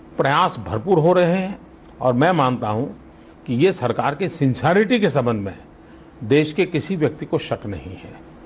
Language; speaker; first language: Hindi; non-native, local second language; Gujarati